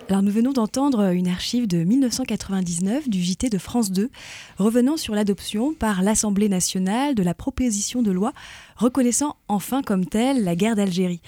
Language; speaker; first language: French; native; French